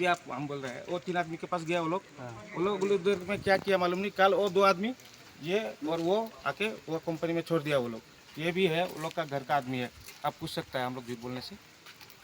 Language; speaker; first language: Hindi; non-native, local second language; Khasi